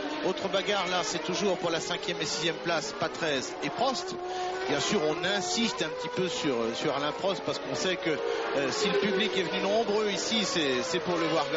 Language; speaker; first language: French; native; French